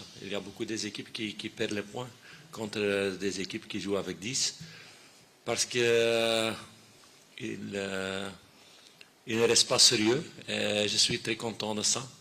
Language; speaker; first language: French; non-native, fluent; Dutch